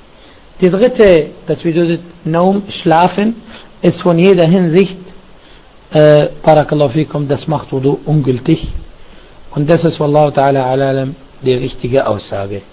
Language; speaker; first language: German; non-native, fluent; Arabic